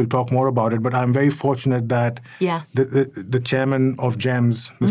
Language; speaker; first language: English; non-native, local second language; Hindi